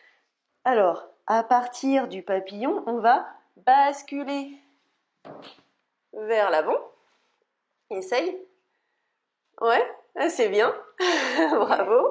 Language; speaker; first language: French; native; French